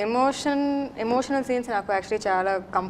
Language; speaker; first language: Telugu; non-native, local second language; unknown